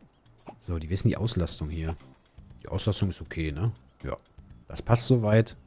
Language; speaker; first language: German; native; German